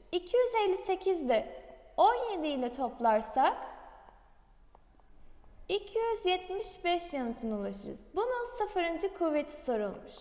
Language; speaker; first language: Turkish; native; Turkish